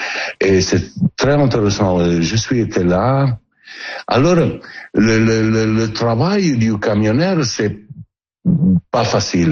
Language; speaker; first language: French; non-native, learner; Italian